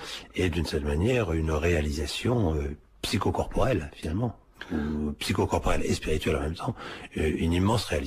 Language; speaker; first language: French; native; French